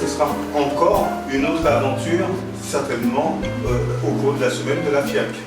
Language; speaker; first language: French; native; French